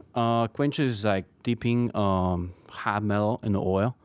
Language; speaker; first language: English; non-native, fluent; Polish